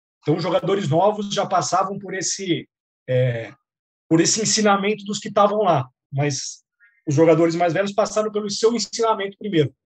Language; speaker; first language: Portuguese; native; Portuguese